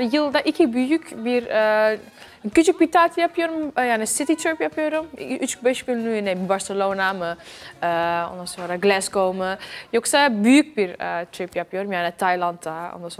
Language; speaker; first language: Turkish; early bilingual, heritage; Dutch